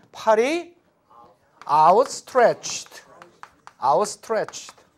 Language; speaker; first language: English; non-native, fluent; Korean